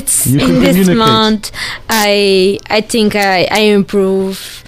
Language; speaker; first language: English; non-native, learner; Portuguese